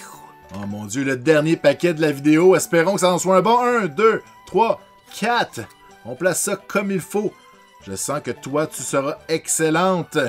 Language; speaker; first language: French; native; French